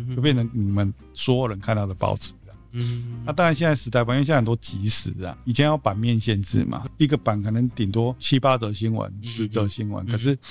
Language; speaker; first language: Chinese; native; Chinese